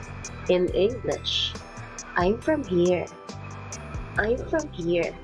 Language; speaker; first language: English; non-native, local second language; Cebuano